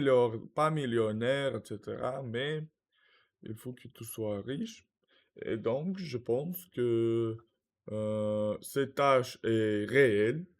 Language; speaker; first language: French; non-native, learner; Russian